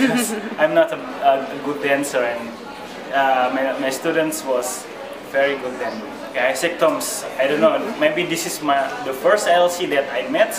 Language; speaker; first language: English; non-native, learner; Indonesian